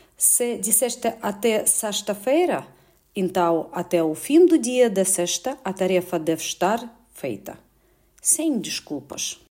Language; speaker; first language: Portuguese; non-native, fluent; Russian